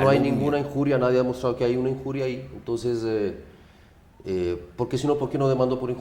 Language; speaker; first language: Spanish; native; Spanish